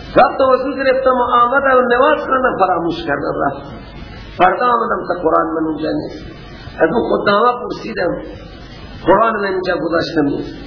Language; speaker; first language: Persian; native; Persian